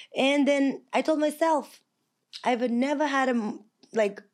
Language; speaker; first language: English; non-native, fluent; Kazakh